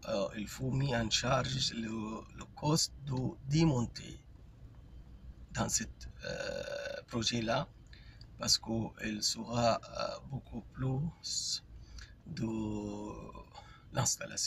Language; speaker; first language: French; non-native, fluent; Arabic